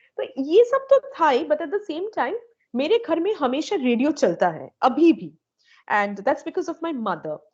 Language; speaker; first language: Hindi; non-native, local second language; Bangla